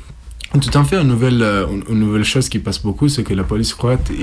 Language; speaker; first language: French; non-native, fluent; Italian